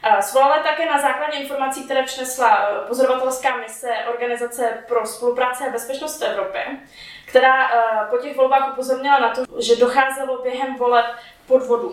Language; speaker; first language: Czech; native; Czech